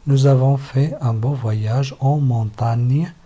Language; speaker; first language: French; non-native, local second language; Arabic